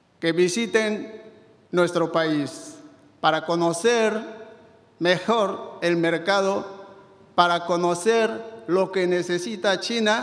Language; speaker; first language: Spanish; non-native, fluent; Chinese